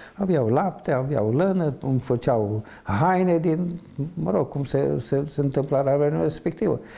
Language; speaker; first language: Romanian; non-native, local second language; Ukrainian